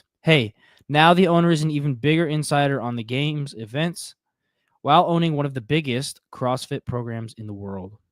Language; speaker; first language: English; native; English